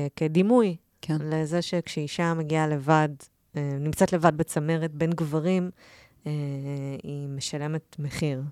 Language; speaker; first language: Hebrew; native; Hebrew